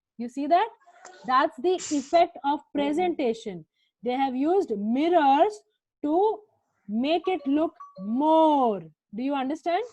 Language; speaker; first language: English; non-native, local second language; Hindi